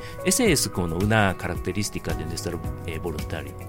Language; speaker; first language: Spanish; non-native, learner; Japanese